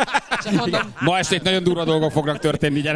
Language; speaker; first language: Hungarian; native; Hungarian